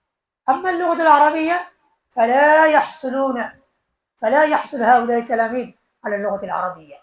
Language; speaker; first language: Arabic; non-native, fluent; Bangla